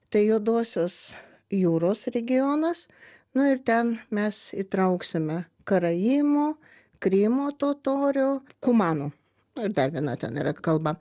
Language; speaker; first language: Lithuanian; non-native, local second language; Russian